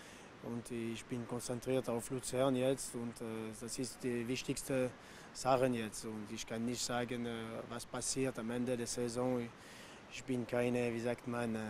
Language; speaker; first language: German; non-native, local second language; French